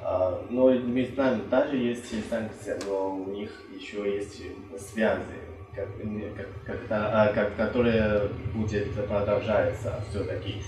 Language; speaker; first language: Russian; non-native, learner; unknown